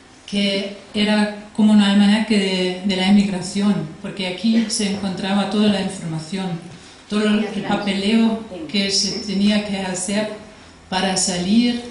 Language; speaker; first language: Spanish; non-native, fluent; German